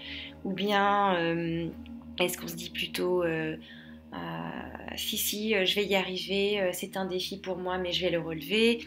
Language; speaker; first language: French; native; French